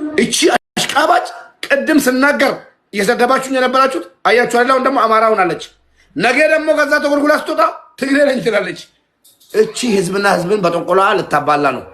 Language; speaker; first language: Amharic; non-native, local second language; Oromo